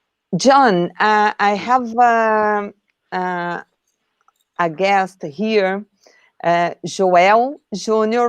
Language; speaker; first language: English; non-native, learner; Portuguese